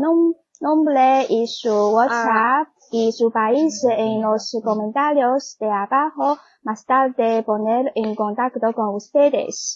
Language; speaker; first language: Spanish; non-native, learner; Chinese